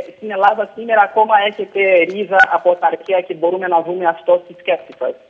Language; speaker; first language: Greek; non-native, fluent; Portuguese